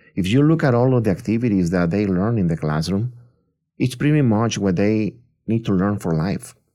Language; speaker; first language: English; non-native, fluent; Spanish